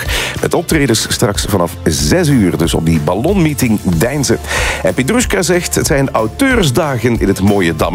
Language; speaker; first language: Dutch; native; Dutch